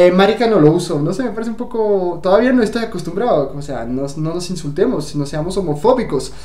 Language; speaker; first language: Spanish; non-native, fluent; French